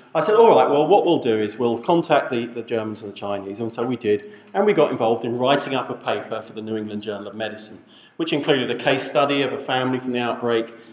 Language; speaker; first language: English; native; English